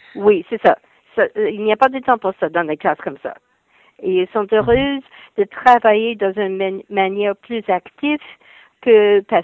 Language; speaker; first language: French; non-native, fluent; English